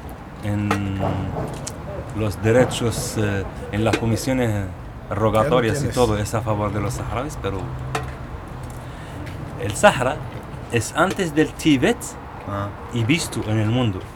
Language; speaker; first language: Spanish; non-native, local second language; Arabic